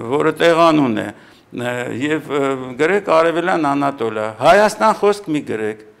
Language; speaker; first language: Armenian; native; Armenian